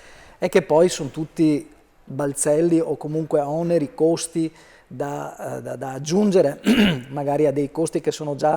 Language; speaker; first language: Italian; native; Italian